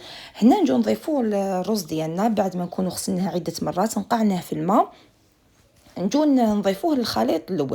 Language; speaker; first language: Arabic; native; Arabic